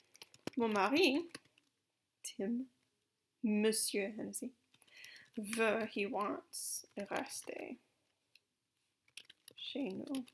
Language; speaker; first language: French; non-native, fluent; English